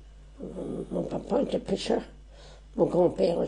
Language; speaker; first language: French; non-native, local second language; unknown